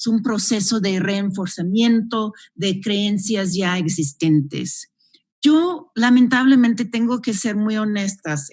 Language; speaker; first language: Spanish; non-native, fluent; English